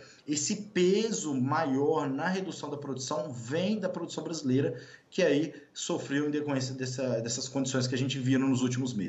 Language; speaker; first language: Portuguese; native; Portuguese